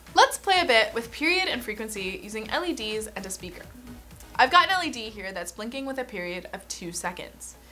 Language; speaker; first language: English; native; English